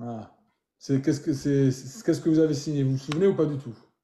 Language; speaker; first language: French; native; French